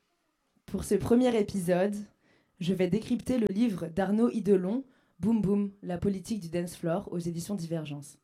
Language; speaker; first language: French; native; French